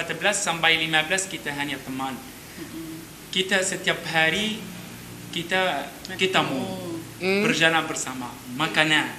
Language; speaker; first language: Indonesian; non-native, learner; Arabic